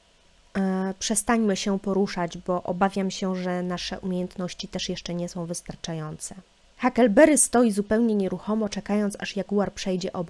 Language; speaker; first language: Polish; native; Polish